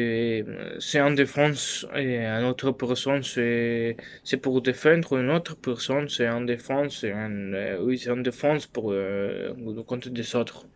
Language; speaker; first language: French; non-native, learner; Spanish